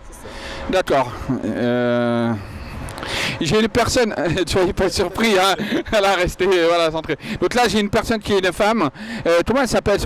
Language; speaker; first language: French; native; French